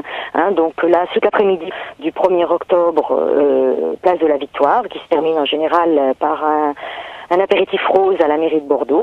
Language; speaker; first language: French; native; French